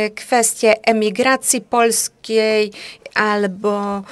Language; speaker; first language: Polish; non-native, fluent; Hungarian